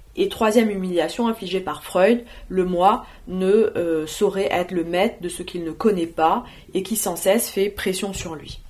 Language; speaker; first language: French; native; French